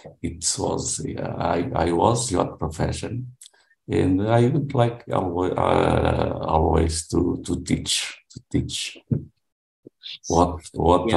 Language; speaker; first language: English; non-native, learner; Portuguese